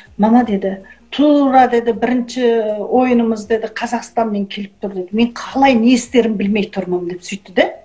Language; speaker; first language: Kazakh; early bilingual, heritage; Kazakh